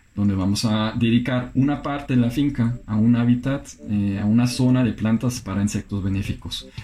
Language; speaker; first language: Spanish; non-native, fluent; German